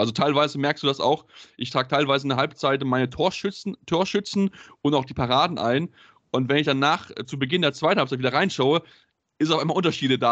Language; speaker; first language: German; native; German